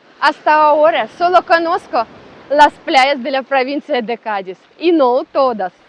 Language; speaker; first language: Spanish; non-native, learner; Ukrainian